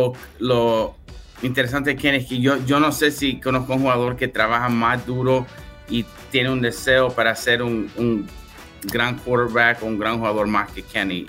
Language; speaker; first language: Spanish; early bilingual, heritage; English